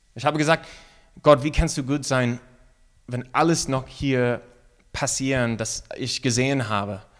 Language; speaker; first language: German; non-native, fluent; English